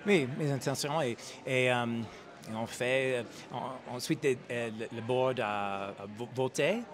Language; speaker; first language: French; non-native, learner; English